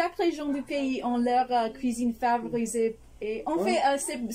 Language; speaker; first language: French; non-native, fluent; English